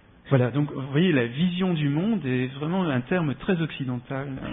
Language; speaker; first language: French; native; French